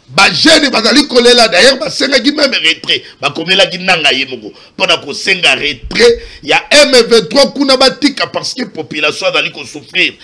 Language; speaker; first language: Lingala; native; Lingala